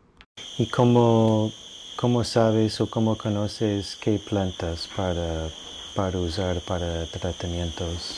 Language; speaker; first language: Spanish; non-native, fluent; English